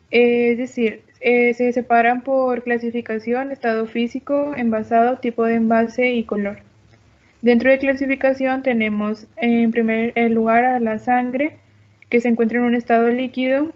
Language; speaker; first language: Spanish; native; Spanish